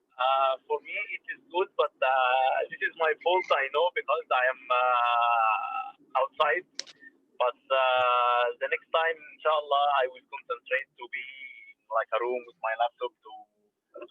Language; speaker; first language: English; non-native, learner; Arabic